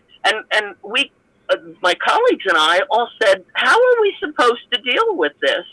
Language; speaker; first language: English; native; English